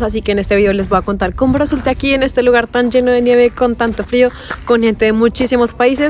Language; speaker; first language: Spanish; native; Spanish